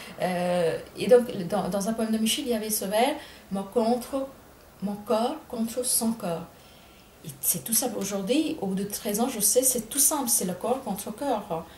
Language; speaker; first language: French; non-native, fluent; Bangla